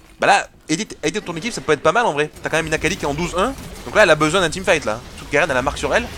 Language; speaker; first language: French; native; French